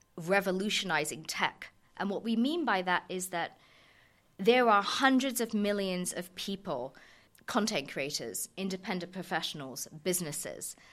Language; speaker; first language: English; native; English